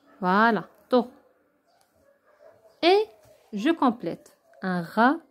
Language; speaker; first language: French; native; French